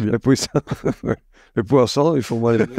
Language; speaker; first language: French; non-native, fluent; Italian